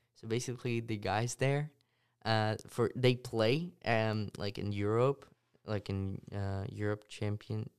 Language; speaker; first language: English; early bilingual, other home language; Russian